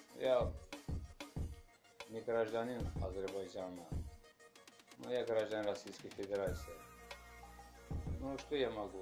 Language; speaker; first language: Russian; non-native, fluent; Azerbaijani